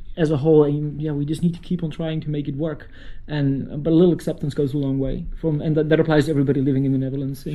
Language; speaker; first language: English; non-native, fluent; Dutch